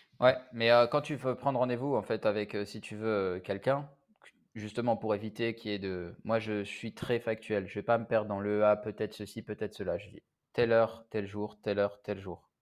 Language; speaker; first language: French; native; French